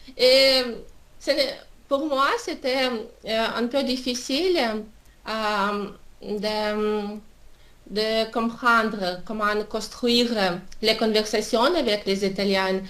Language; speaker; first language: French; non-native, learner; Russian